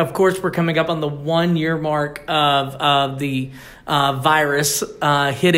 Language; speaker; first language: English; native; English